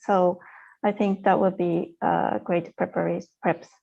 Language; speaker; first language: English; non-native, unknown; Japanese